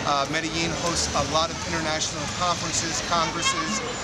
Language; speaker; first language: English; native; English